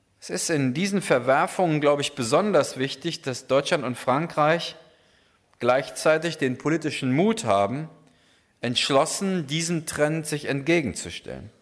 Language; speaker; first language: German; native; German